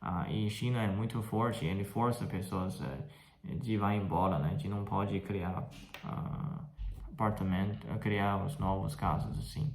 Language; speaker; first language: Portuguese; non-native, fluent; Chinese